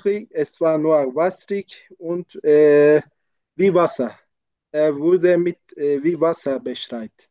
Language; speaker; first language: German; non-native, learner; Turkish